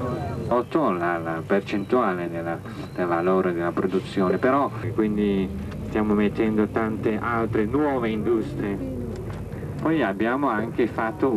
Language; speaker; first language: Italian; non-native, fluent; Chinese